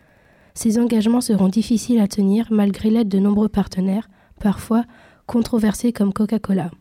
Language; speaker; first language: French; native; French